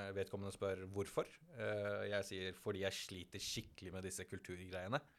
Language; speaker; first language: Norwegian; early bilingual, other home language; Tamil